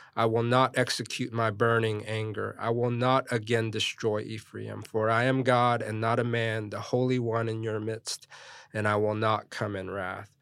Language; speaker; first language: English; early bilingual, other home language; Korean